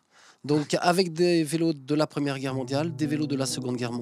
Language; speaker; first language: French; native; French